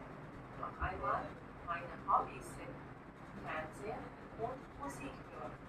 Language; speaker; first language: German; non-native, fluent; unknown